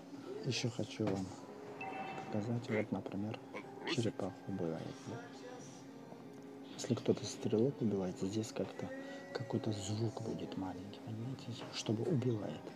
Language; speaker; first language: Russian; non-native, local second language; Uzbek